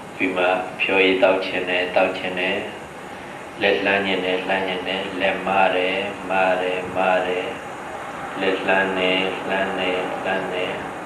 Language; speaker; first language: Burmese; native; Burmese